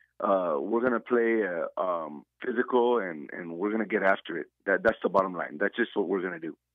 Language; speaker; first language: English; native; English